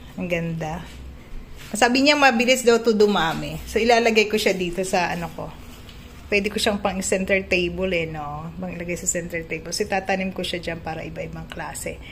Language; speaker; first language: Filipino; non-native, local second language; Cebuano